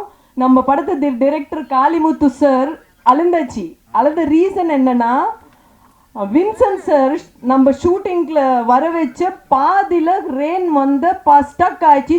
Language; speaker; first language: Tamil; non-native, fluent; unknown